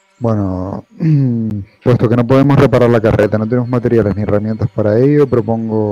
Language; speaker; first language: Spanish; native; Spanish